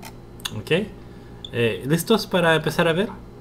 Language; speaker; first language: Spanish; non-native, fluent; Korean